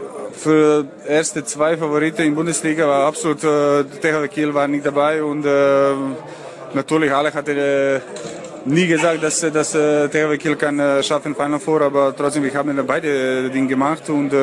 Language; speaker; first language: German; non-native, learner; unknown